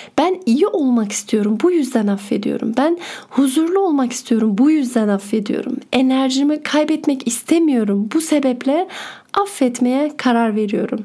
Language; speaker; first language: Turkish; early bilingual, heritage; Turkish